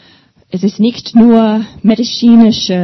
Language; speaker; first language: German; non-native, learner; English